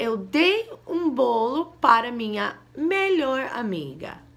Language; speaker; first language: Portuguese; non-native, fluent; English